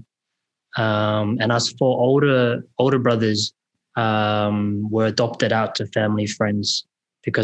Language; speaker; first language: English; native; English